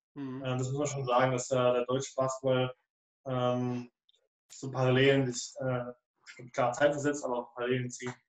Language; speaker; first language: German; native; German